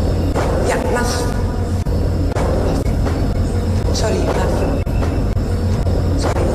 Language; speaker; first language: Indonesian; non-native, learner; English